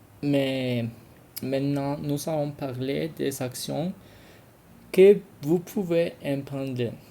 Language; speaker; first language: French; non-native, learner; Spanish